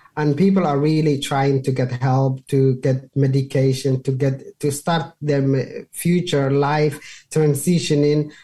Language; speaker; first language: English; non-native, fluent; Somali